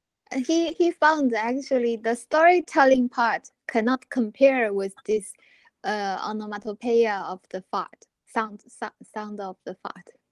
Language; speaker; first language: English; non-native, fluent; Chinese